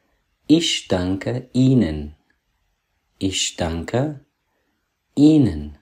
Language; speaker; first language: German; non-native, fluent; Persian